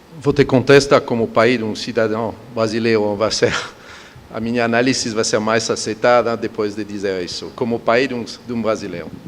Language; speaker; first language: Portuguese; non-native, fluent; French